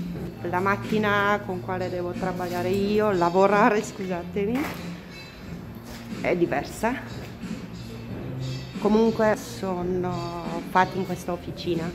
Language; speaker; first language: Italian; non-native, fluent; Portuguese